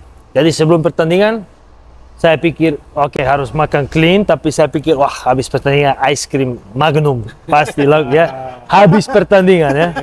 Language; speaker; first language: Indonesian; non-native, fluent; Serbian